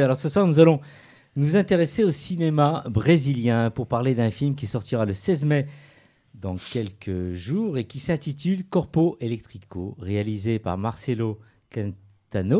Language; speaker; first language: French; native; French